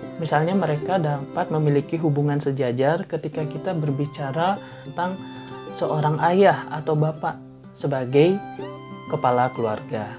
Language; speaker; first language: Indonesian; non-native, local second language; Balinese